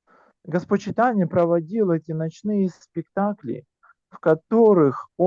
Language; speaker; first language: Russian; native; Russian